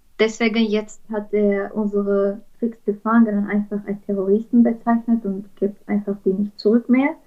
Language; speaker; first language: German; non-native, fluent; Armenian